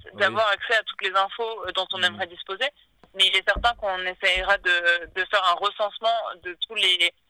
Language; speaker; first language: French; native; French